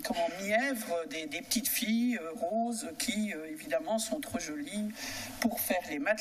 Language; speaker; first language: French; native; French